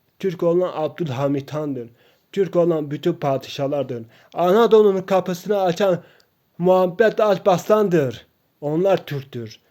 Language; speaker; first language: Turkish; non-native, local second language; Kurdish